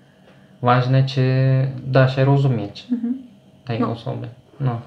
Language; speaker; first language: Polish; non-native, fluent; Turkish